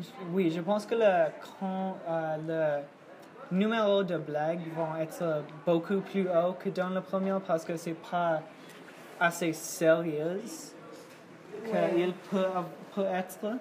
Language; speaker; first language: French; non-native, learner; English